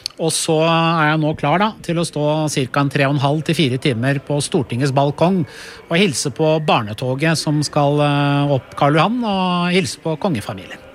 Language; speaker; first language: Norwegian; early bilingual, other home language; Persian